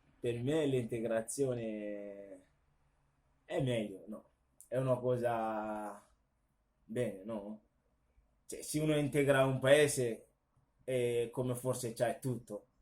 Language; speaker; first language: Italian; non-native, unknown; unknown